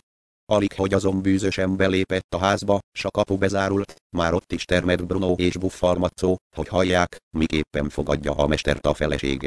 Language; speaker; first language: Hungarian; native; Hungarian